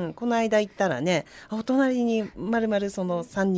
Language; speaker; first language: Japanese; native; Japanese